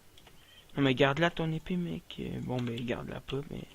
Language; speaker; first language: French; native; French